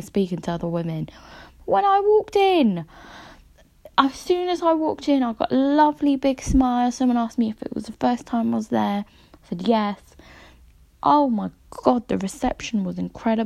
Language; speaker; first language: English; native; English